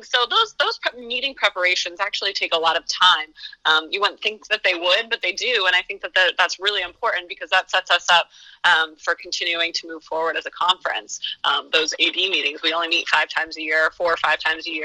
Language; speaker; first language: English; native; English